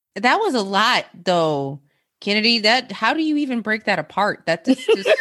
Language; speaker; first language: English; native; English